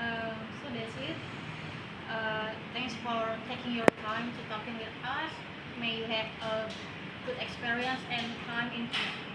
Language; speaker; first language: English; non-native, learner; Indonesian